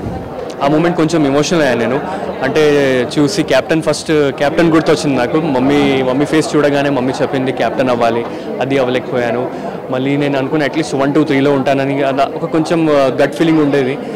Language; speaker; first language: Telugu; non-native, local second language; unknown